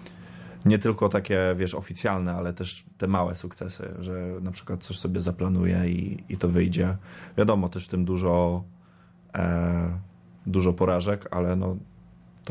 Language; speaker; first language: Polish; early bilingual, other home language; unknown